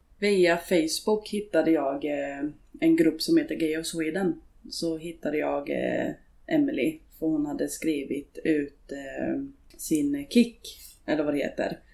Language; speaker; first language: Swedish; native; Swedish